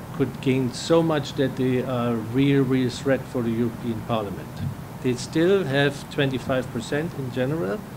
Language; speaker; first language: English; non-native, fluent; German